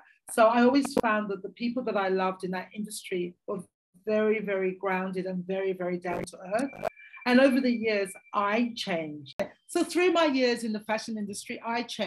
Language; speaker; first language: English; native; English